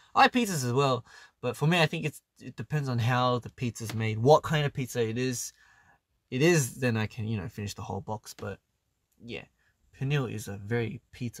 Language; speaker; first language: English; early bilingual, other home language; Korean